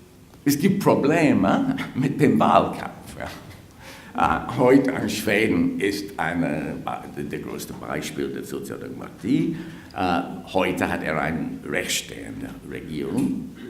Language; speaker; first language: German; non-native, fluent; English